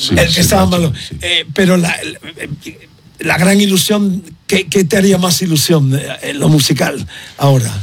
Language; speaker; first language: Spanish; native; Spanish